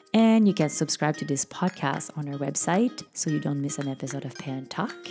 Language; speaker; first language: English; non-native, fluent; French